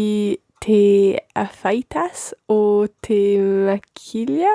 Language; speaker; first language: Spanish; non-native, learner; English